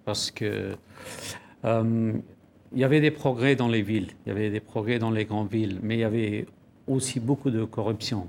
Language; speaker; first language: French; non-native, fluent; Persian